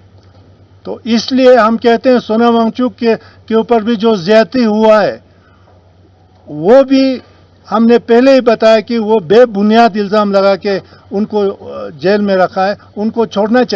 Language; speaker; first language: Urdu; non-native, local second language; Ladakhi